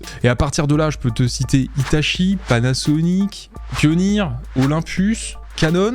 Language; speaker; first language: French; native; French